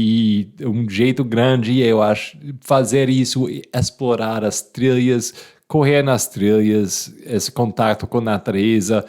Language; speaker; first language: Portuguese; non-native, fluent; English